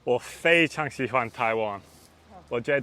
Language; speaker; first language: Chinese; non-native, learner; English